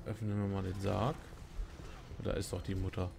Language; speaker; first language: German; native; German